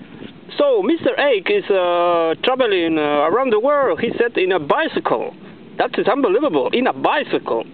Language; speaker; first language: English; non-native, learner; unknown